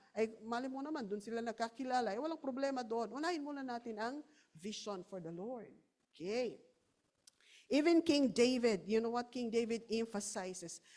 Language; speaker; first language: Filipino; non-native, local second language; Iloko